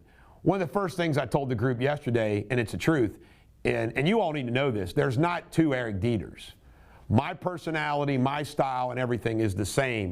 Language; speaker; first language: English; native; English